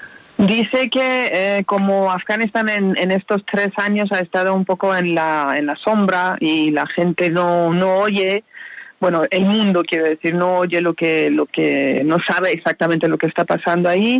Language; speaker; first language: Spanish; non-native, fluent; Persian